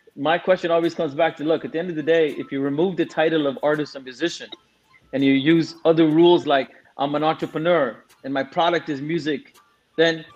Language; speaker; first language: English; non-native, local second language; Tamil